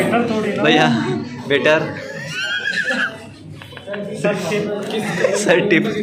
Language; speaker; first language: Hindi; native; Hindi